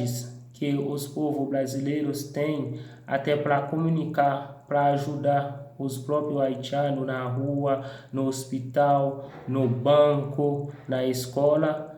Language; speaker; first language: Portuguese; non-native, fluent; Haitian Creole